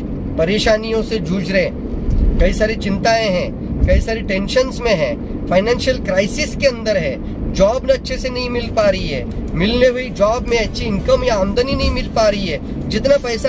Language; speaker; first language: Hindi; non-native, local second language; Marathi